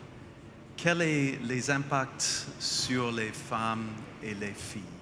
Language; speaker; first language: French; non-native, fluent; English